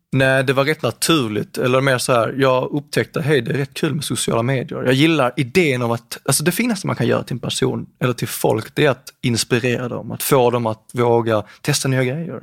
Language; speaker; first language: Swedish; native; Swedish